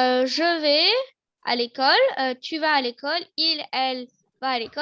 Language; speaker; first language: French; non-native, fluent; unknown